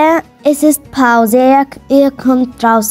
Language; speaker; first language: German; non-native, learner; Arabic